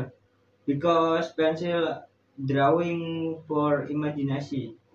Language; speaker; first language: English; non-native, learner; Indonesian